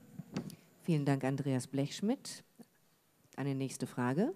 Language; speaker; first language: German; native; German